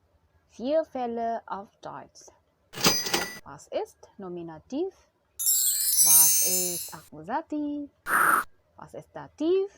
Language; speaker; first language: German; non-native, fluent; Indonesian